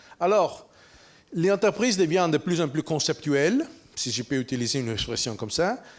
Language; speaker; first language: French; non-native, fluent; Italian